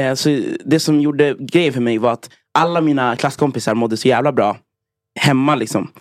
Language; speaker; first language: Swedish; early bilingual, other home language; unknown